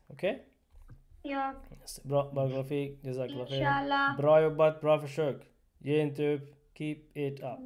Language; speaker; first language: Swedish; non-native, fluent; Urdu